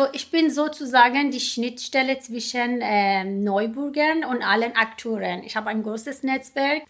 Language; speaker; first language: German; non-native, fluent; Persian